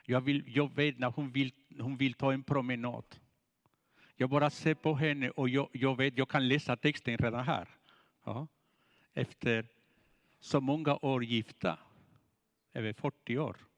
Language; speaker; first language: Swedish; non-native, fluent; Spanish